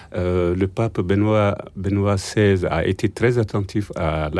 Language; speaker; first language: French; non-native, local second language; Bambara